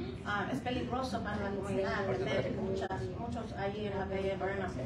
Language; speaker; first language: Spanish; early bilingual, heritage; Spanish